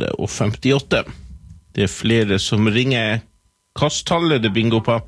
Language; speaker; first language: Norwegian; native; Norwegian